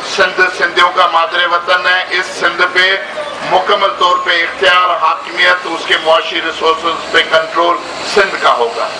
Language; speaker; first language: Urdu; non-native, local second language; Sindhi